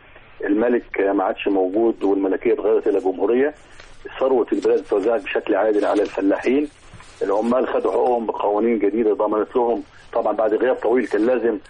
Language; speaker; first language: Arabic; native; Arabic